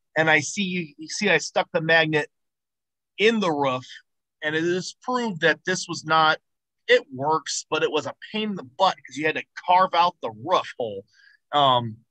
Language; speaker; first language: English; native; English